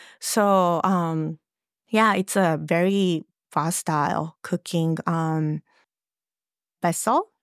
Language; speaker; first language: English; non-native, fluent; Japanese